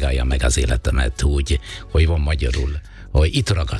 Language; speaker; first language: Hungarian; non-native, fluent; Italian